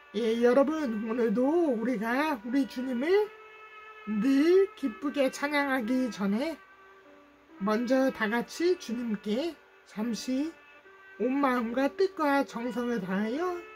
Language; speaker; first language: Korean; native; Korean